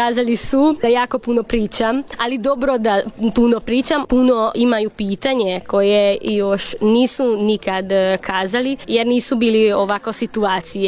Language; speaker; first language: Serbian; non-native, local second language; Hungarian